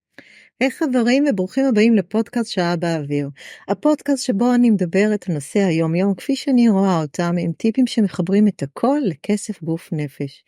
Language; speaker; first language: Hebrew; native; Hebrew